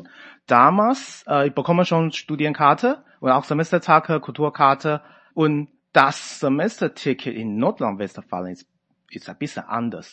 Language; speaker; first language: German; non-native, fluent; Chinese